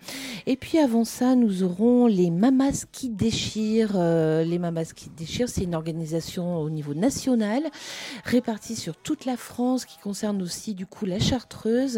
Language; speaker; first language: French; native; French